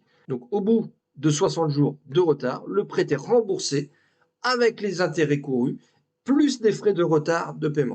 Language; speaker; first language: French; native; French